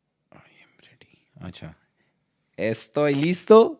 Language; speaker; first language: Spanish; non-native, learner; Hindi